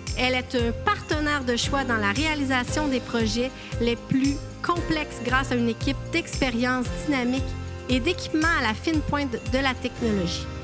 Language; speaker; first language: French; native; French